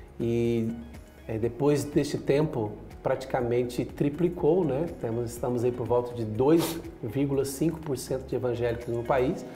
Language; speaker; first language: Portuguese; native; Portuguese